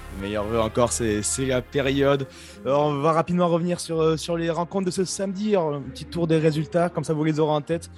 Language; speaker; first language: French; native; French